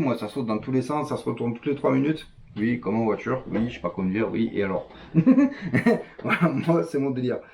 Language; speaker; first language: French; native; French